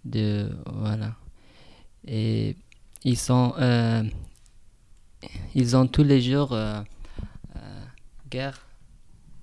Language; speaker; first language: French; non-native, learner; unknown